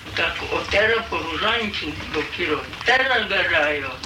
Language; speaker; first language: Polish; early bilingual, heritage; Polish